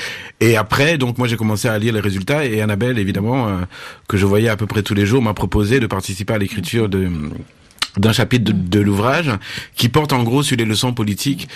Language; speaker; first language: French; native; French